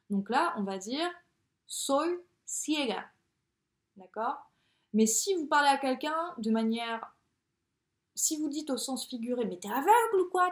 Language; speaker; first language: French; native; French